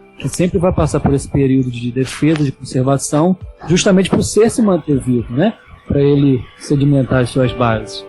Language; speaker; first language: Portuguese; native; Portuguese